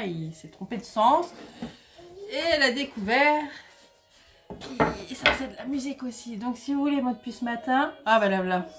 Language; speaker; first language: French; native; French